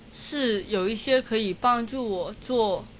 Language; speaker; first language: Chinese; non-native, local second language; Cantonese